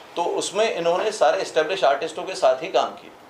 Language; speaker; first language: Hindi; native; Hindi